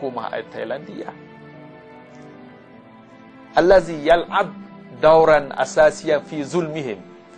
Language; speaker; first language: Arabic; non-native, learner; Malay